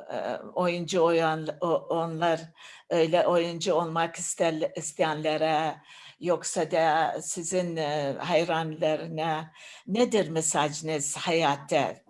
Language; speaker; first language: Turkish; non-native, learner; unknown